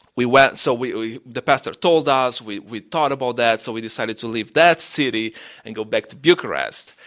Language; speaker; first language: English; non-native, fluent; Romanian